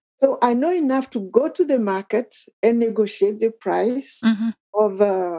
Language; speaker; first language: English; non-native, fluent; Akan